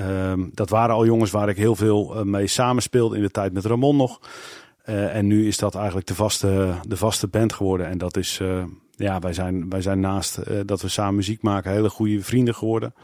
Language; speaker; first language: Dutch; native; Dutch